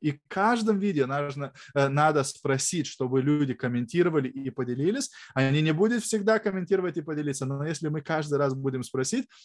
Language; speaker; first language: Russian; non-native, fluent; Lithuanian